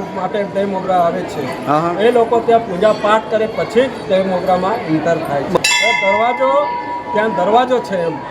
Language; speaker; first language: Gujarati; non-native, local second language; Vasavi